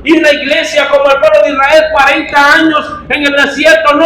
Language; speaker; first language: Spanish; native; Spanish